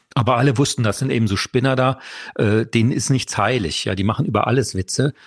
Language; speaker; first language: German; early bilingual, other home language; French